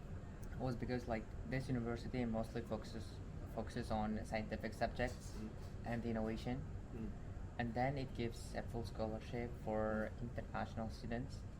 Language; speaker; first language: English; non-native, fluent; Uzbek